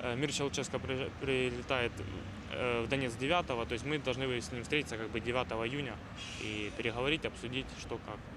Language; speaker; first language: Russian; native; Russian